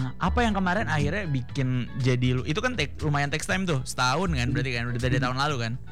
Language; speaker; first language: Indonesian; native; Indonesian